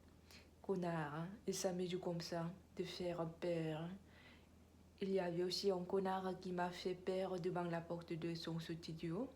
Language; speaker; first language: French; non-native, learner; Korean